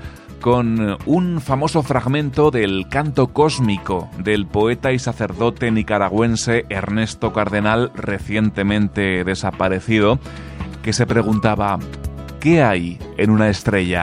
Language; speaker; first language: Spanish; native; Spanish